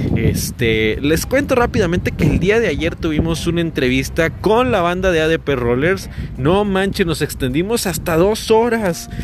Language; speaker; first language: Spanish; native; Spanish